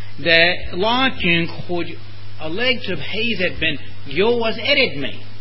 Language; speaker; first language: Hungarian; non-native, fluent; English